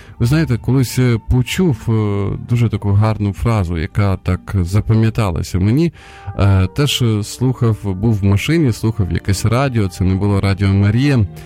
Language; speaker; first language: Ukrainian; non-native, local second language; Russian